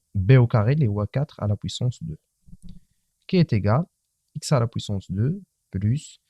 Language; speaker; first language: French; non-native, local second language; Arabic